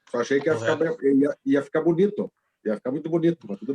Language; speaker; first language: Portuguese; native; Portuguese